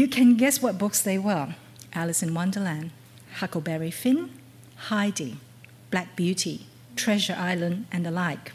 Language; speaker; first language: English; non-native, local second language; Cantonese